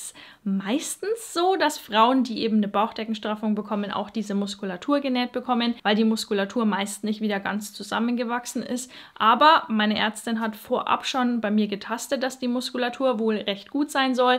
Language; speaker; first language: German; native; German